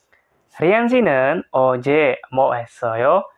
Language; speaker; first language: Korean; non-native, fluent; Indonesian